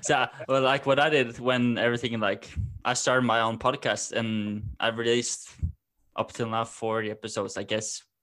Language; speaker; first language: English; non-native, fluent; Norwegian